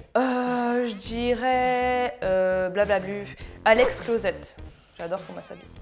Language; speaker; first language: French; native; French